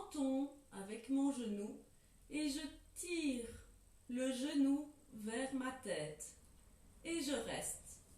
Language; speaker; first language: French; native; French